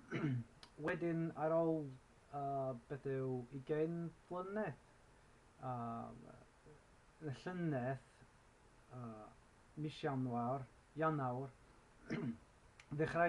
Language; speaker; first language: Welsh; non-native, learner; English